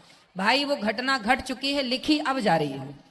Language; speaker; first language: Hindi; native; Hindi